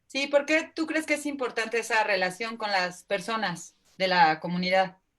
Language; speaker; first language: Spanish; native; Spanish